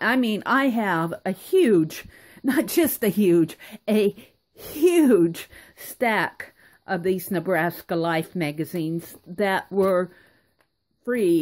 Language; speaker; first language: English; native; English